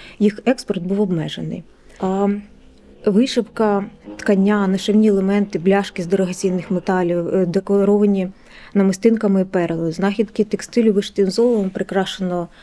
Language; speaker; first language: Ukrainian; native; Ukrainian